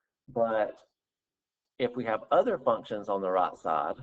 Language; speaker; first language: English; native; English